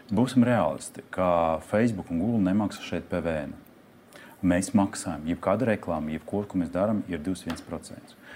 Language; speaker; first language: Latvian; non-native, local second language; Russian